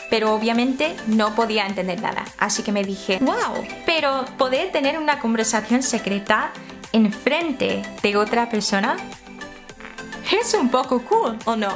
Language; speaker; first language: Spanish; non-native, fluent; English